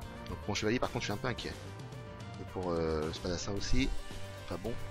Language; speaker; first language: French; native; French